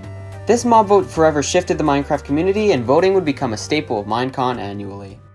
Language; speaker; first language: English; native; English